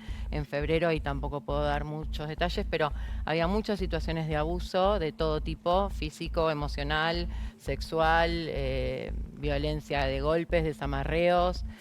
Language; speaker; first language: Spanish; native; Spanish